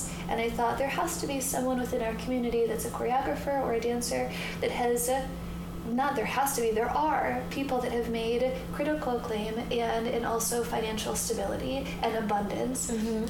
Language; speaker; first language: English; native; English